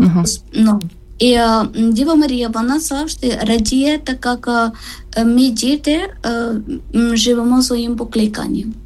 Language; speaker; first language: Ukrainian; non-native, learner; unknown